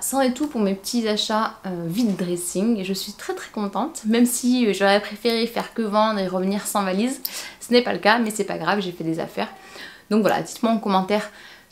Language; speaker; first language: French; native; French